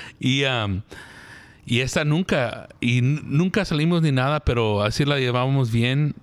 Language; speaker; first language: Spanish; early bilingual, heritage; Spanish